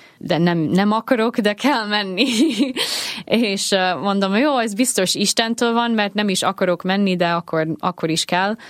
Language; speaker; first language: Hungarian; non-native, fluent; English